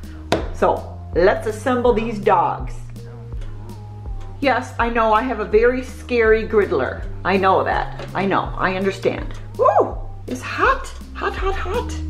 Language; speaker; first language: English; native; English